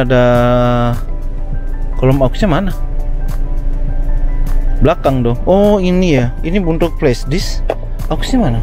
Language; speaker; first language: Indonesian; native; Indonesian